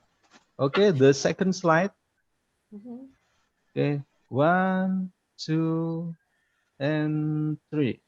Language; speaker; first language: English; non-native, learner; Indonesian